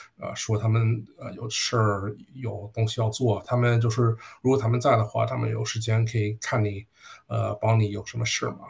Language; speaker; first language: Chinese; early bilingual, heritage; Chinese